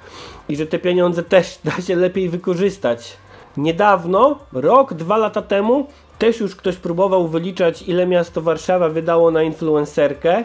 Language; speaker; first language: Polish; native; Polish